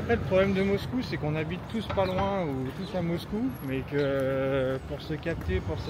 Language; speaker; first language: French; native; French